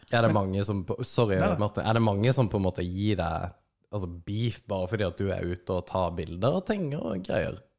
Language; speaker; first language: Norwegian; native; Norwegian